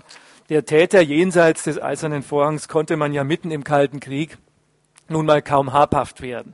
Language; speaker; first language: German; native; German